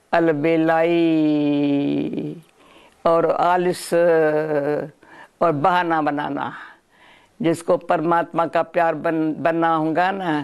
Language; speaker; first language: Urdu; non-native, local second language; Sindhi